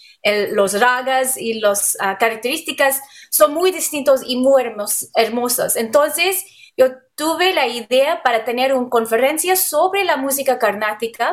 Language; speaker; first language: Spanish; non-native, learner; English